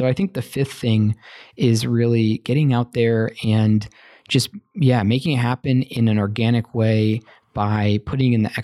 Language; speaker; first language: English; native; English